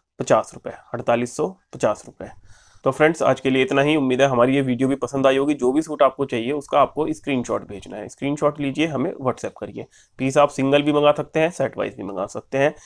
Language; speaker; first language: Hindi; native; Hindi